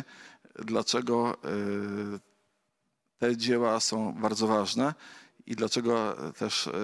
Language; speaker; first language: Polish; native; Polish